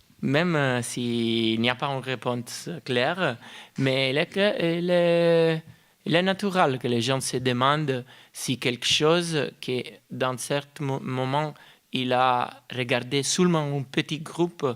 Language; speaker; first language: French; non-native, fluent; Italian